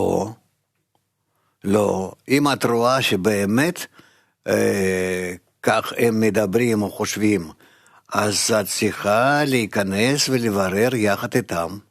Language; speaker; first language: Hebrew; non-native, fluent; Russian